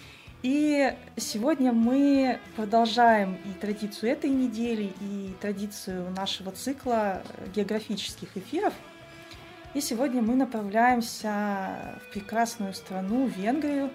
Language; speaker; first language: Russian; native; Russian